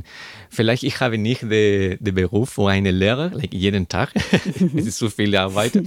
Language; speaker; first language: German; non-native, learner; Spanish